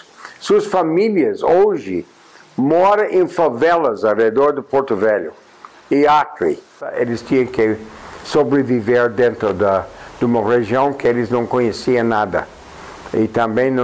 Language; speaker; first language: Portuguese; non-native, fluent; English